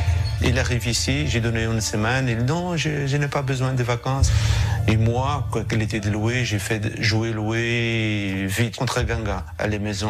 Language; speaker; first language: French; non-native, learner; Portuguese